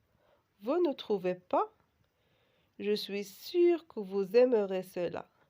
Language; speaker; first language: French; non-native, local second language; Arabic